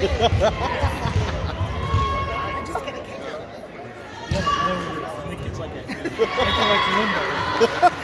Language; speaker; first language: English; native; English